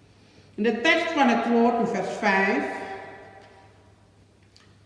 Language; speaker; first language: Dutch; non-native, learner; Indonesian